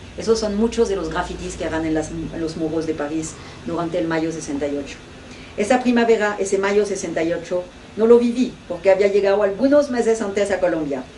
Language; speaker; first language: Spanish; non-native, fluent; French